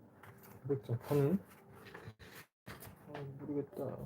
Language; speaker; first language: Korean; native; Korean